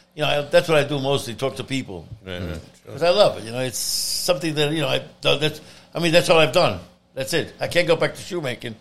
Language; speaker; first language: English; non-native, fluent; Italian